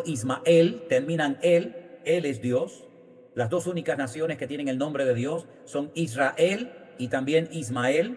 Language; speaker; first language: Spanish; native; Spanish